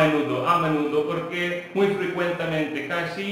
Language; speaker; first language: Spanish; non-native, local second language; Hindi